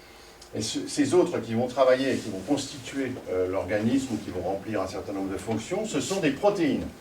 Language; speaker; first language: French; native; French